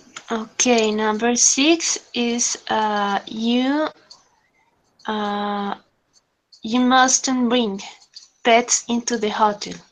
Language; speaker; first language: English; non-native, learner; Spanish